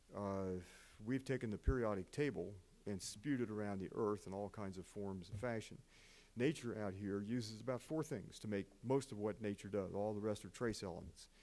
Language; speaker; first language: English; native; English